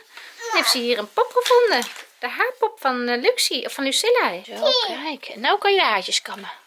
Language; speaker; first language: Dutch; native; Dutch